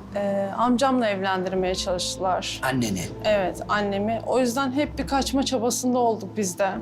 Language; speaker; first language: Turkish; native; Turkish